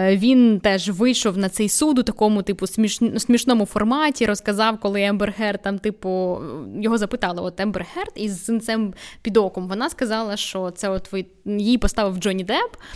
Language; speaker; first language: Ukrainian; non-native, local second language; Russian